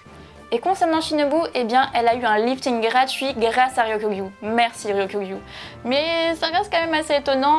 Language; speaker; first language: French; native; French